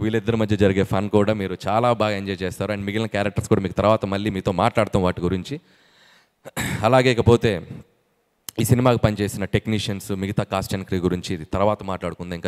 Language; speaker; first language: Telugu; native; Telugu